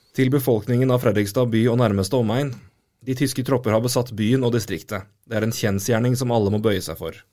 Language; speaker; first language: Norwegian; native; Norwegian